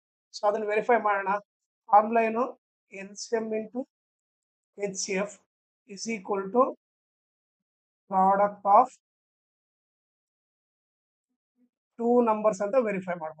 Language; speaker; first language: Kannada; native; Kannada